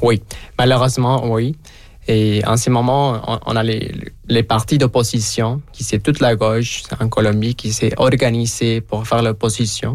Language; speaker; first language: French; non-native, fluent; Spanish